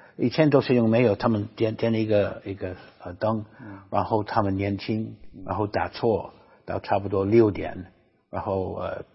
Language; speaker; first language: Chinese; non-native, fluent; English